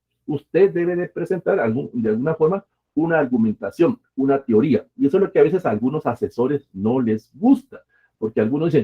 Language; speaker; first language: Spanish; native; Spanish